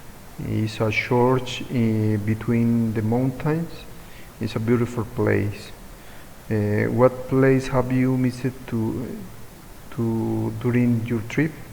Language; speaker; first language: English; non-native, learner; Spanish